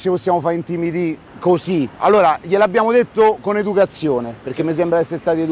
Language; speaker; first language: Italian; native; Italian